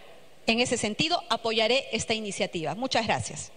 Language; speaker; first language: Spanish; native; Spanish